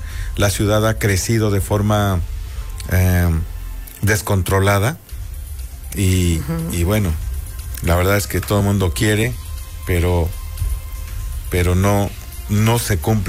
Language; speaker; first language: Spanish; native; Spanish